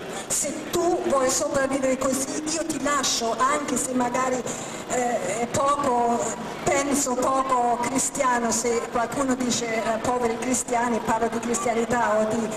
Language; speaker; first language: Italian; non-native, fluent; German